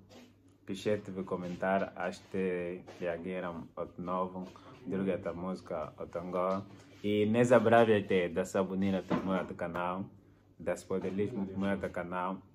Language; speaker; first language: Bulgarian; non-native, learner; Portuguese